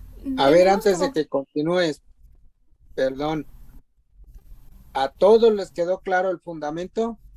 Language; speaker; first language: Spanish; native; Spanish